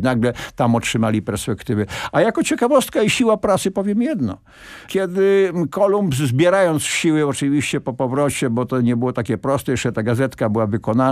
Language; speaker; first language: Polish; native; Polish